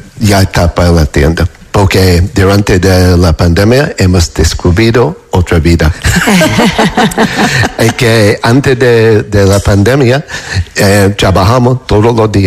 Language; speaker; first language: Spanish; non-native, fluent; English